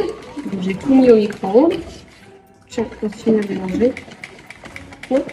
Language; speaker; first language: French; native; French